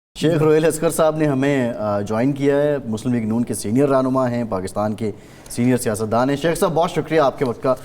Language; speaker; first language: Urdu; native; Urdu